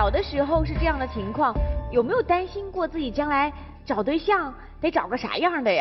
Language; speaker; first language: Chinese; native; Chinese